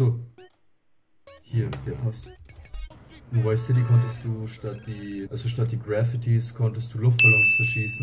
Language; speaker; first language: German; native; German